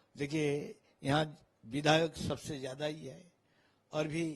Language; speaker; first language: Hindi; non-native, local second language; Bangla